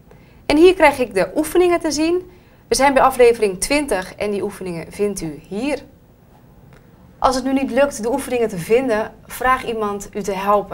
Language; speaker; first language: Dutch; native; Dutch